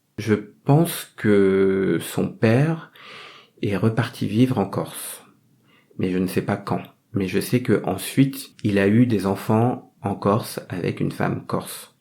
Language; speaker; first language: French; early bilingual, other home language; Vietnamese